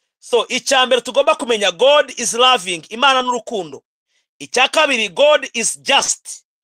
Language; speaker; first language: Kinyarwanda; native; Kinyarwanda